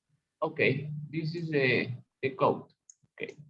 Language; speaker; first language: English; non-native, learner; Spanish